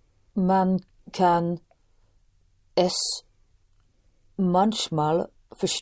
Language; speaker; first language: German; non-native, learner; English